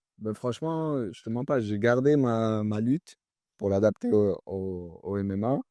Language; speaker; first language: French; early bilingual, other home language; Chechen